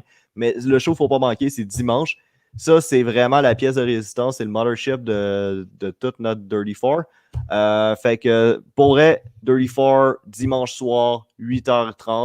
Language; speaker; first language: French; native; French